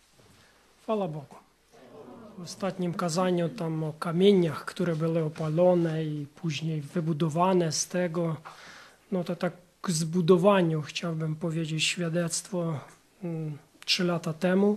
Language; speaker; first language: Polish; non-native, fluent; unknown